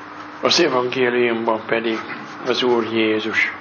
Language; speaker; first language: Hungarian; native; Hungarian